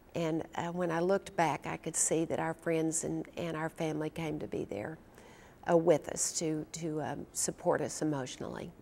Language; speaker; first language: English; native; English